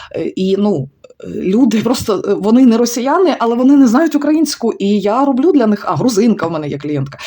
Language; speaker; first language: Ukrainian; non-native, local second language; Russian